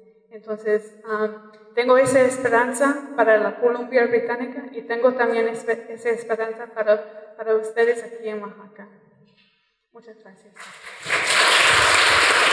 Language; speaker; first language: Spanish; non-native, fluent; English